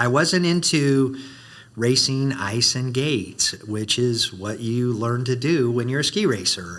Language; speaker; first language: English; native; English